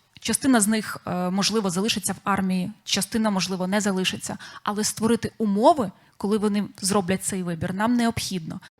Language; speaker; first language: Ukrainian; native; Ukrainian